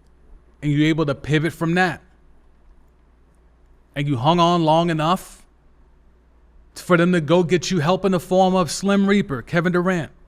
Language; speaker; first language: English; native; English